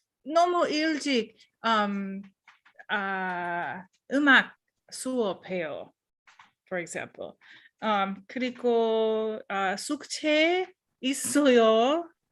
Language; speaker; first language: Korean; non-native, learner; English